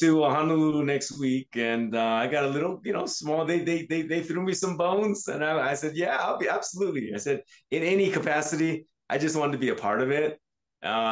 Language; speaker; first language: English; native; English